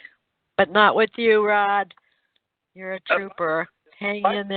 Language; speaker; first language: English; native; English